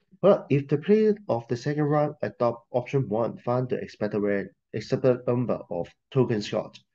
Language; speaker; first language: English; non-native, local second language; Cantonese